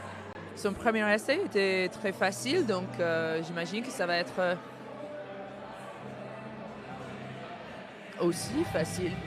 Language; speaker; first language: French; non-native, learner; English